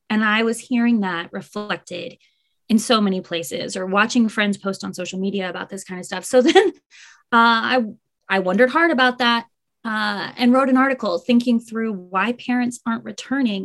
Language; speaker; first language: English; native; English